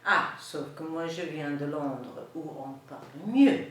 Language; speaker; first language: French; non-native, learner; English